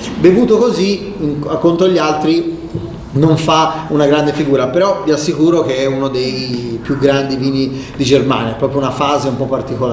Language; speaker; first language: Italian; native; Italian